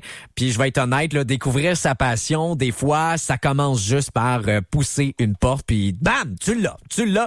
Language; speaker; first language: French; native; French